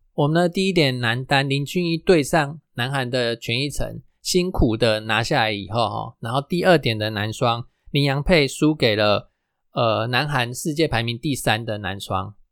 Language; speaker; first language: Chinese; non-native, local second language; Min Nan Chinese